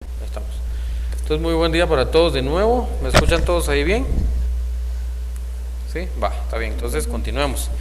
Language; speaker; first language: Spanish; native; Spanish